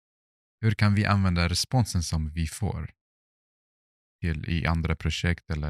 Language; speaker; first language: Swedish; non-native, fluent; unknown